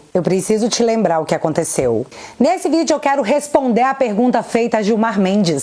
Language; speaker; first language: Portuguese; native; Portuguese